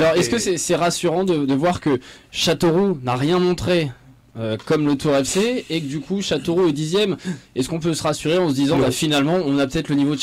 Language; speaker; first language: French; native; French